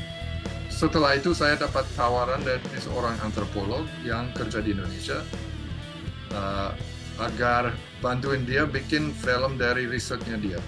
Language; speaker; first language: Indonesian; non-native, fluent; English